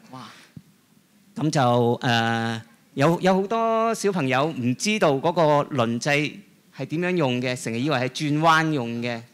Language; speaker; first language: Cantonese; native; Cantonese